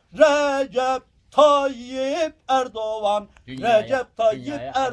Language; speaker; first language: Turkish; non-native, fluent; Uyghur